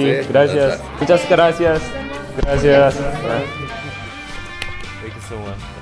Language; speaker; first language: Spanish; non-native, learner; Korean